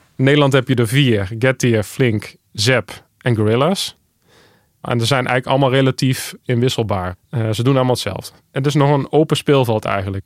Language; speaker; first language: Dutch; native; Dutch